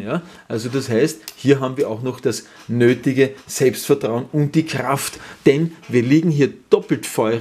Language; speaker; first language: German; native; German